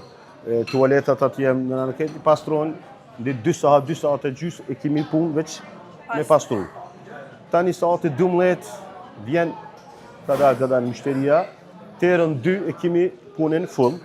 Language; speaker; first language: Albanian; early bilingual, heritage; Turkish